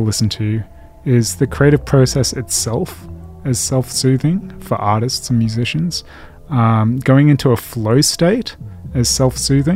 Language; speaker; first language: English; native; English